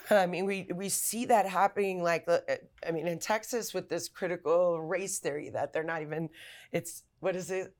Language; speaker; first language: English; native; English